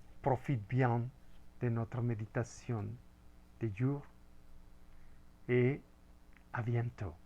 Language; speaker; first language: French; non-native, fluent; Spanish